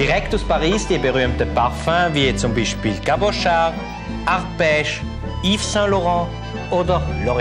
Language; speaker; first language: German; native; German